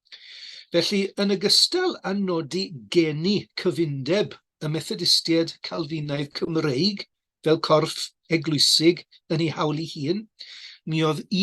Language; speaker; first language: Welsh; native; Welsh